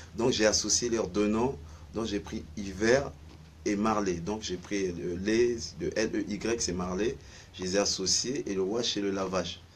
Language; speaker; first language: French; non-native, local second language; Sango